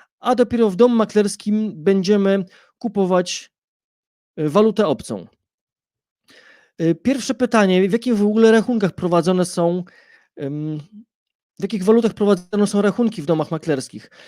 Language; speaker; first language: Polish; native; Polish